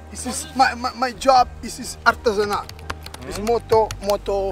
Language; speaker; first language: English; non-native, learner; Portuguese